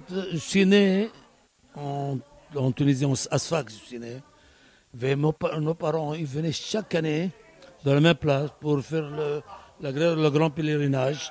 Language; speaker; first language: French; non-native, learner; Arabic